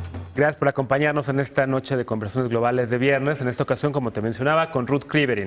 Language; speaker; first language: Spanish; native; Spanish